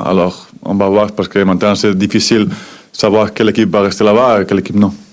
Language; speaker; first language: French; non-native, fluent; Spanish